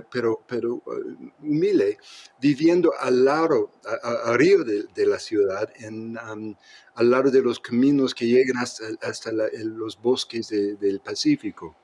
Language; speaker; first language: Spanish; non-native, fluent; English